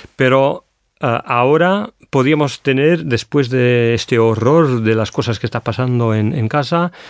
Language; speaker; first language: Spanish; non-native, fluent; English